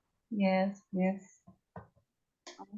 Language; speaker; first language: English; non-native, learner; Indonesian